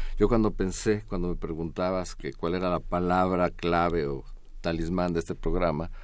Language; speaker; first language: Spanish; native; Spanish